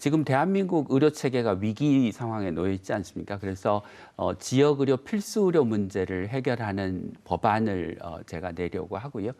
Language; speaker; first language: Korean; native; Korean